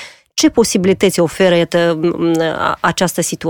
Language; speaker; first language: Romanian; native; Romanian